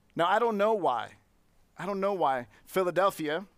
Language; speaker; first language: English; native; English